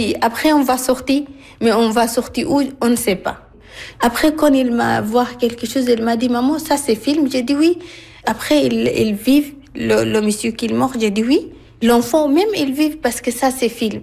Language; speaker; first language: French; non-native, learner; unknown